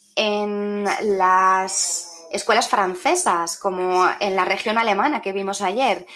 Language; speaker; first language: Spanish; non-native, fluent; French